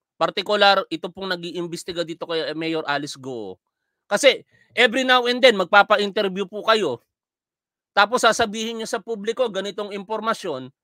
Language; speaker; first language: Filipino; native; Filipino